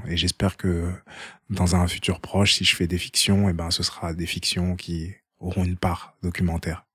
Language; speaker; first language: French; early bilingual, other home language; Haitian Creole